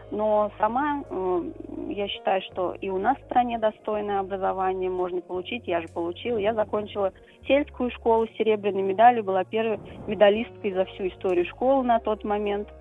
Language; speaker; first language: Russian; native; Russian